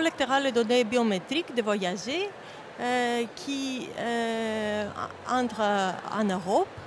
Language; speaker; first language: French; non-native, fluent; Greek